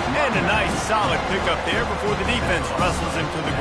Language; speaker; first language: English; native; English